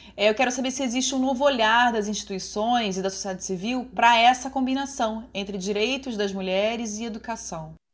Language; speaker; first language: Portuguese; native; Portuguese